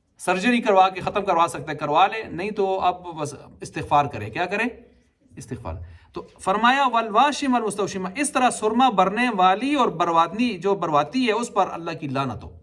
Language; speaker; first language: Urdu; non-native, local second language; Punjabi